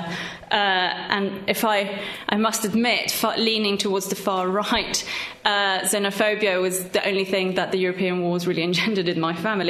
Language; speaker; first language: English; non-native, fluent; Swedish